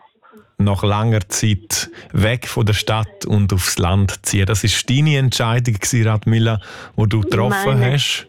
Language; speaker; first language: German; native; German